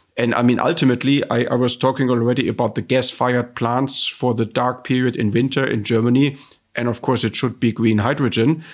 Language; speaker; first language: English; non-native, fluent; German